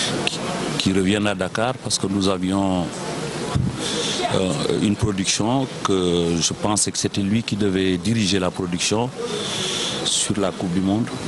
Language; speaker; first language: French; non-native, local second language; Wolof